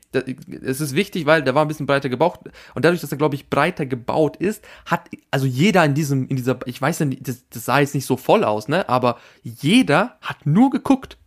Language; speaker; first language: German; early bilingual, other home language; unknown